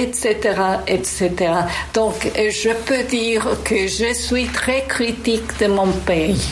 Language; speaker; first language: French; non-native, fluent; Spanish